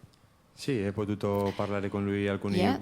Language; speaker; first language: Italian; non-native, learner; Spanish